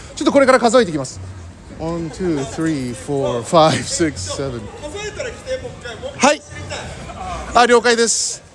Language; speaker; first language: Japanese; early bilingual, heritage; Japanese